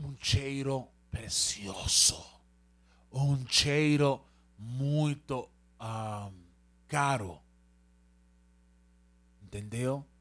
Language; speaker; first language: Portuguese; non-native, learner; Spanish